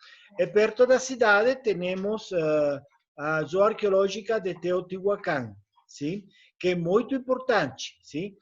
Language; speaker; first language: Portuguese; non-native, learner; Spanish